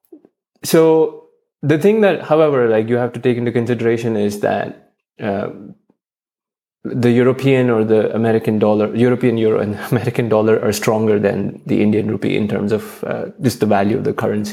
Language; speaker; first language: English; non-native, local second language; Hindi